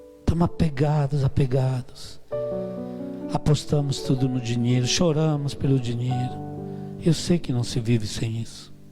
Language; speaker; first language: Portuguese; non-native, fluent; Italian